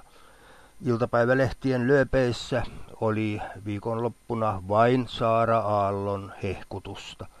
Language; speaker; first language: Finnish; native; Finnish